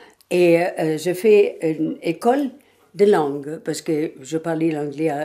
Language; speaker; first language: French; non-native, fluent; German